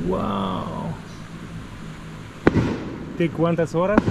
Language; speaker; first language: Spanish; non-native, learner; German